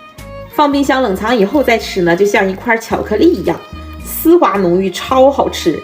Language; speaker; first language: Chinese; native; Chinese